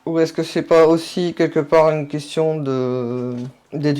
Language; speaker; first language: French; native; French